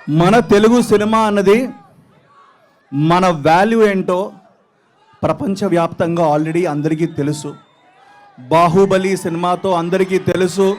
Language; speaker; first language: Telugu; native; Telugu